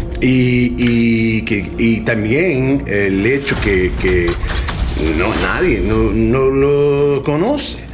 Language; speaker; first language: Spanish; non-native, learner; English